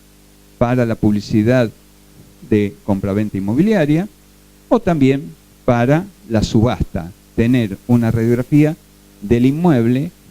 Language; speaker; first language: Spanish; native; Spanish